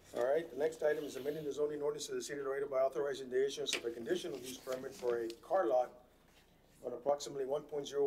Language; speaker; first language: English; early bilingual, other home language; Spanish